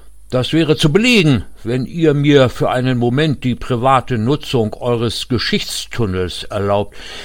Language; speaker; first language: German; native; German